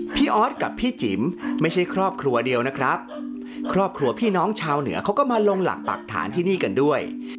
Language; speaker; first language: Thai; native; Thai